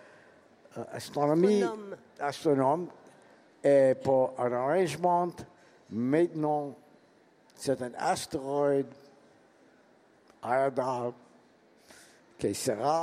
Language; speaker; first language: French; non-native, learner; English